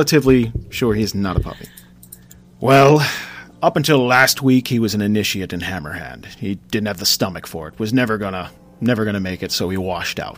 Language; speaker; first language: English; native; English